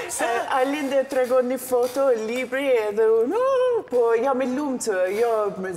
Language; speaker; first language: Albanian; non-native, learner; English